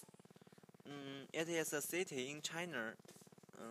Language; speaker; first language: English; non-native, learner; Chinese